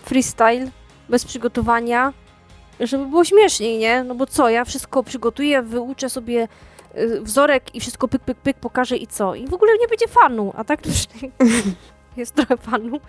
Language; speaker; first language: Polish; native; Polish